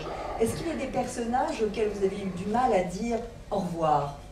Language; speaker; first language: French; native; French